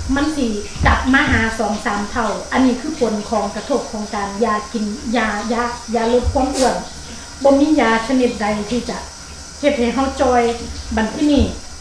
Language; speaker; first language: Thai; native; Thai